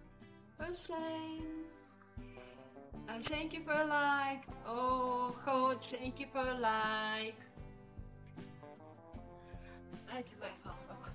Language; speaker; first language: English; non-native, learner; Russian